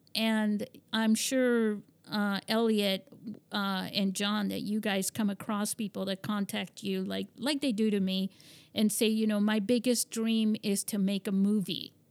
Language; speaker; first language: English; early bilingual, heritage; English